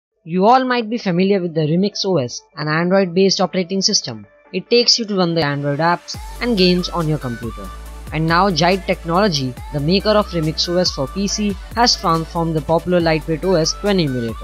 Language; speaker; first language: English; non-native, local second language; Hindi